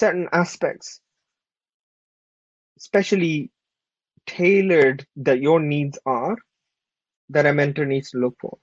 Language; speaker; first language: English; non-native, local second language; Urdu